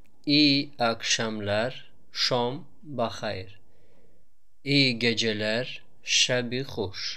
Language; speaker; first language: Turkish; non-native, fluent; Tajik